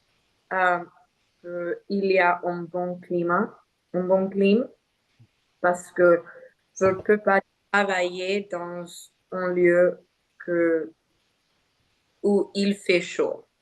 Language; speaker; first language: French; non-native, learner; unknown